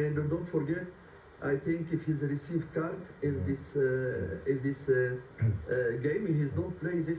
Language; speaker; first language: English; non-native, learner; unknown